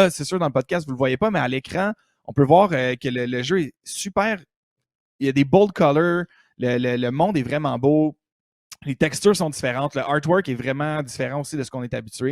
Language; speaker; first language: French; native; French